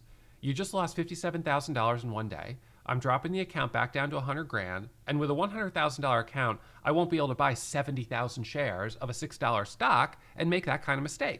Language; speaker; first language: English; native; English